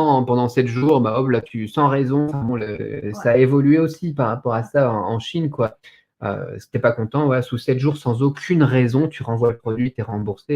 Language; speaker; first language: French; native; French